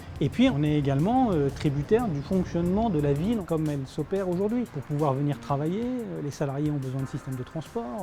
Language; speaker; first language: French; native; French